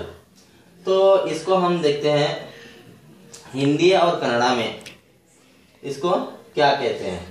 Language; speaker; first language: Hindi; non-native, local second language; Kannada